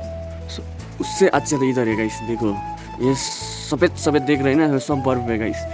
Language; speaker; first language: Hindi; non-native, local second language; Nepali